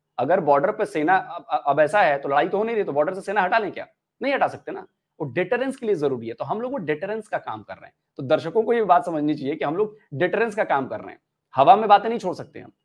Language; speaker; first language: Hindi; native; Hindi